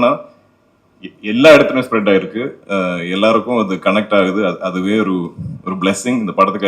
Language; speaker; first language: Tamil; non-native, local second language; Malayalam